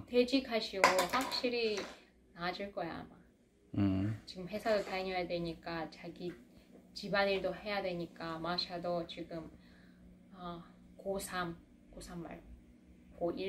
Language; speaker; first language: Korean; non-native, fluent; Russian